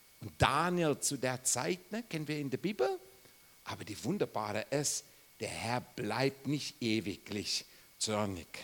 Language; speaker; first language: German; non-native, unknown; English